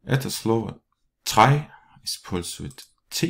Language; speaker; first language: Russian; non-native, learner; Danish